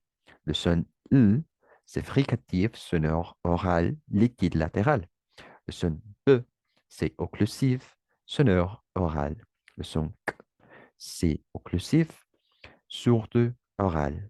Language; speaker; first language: French; non-native, learner; Spanish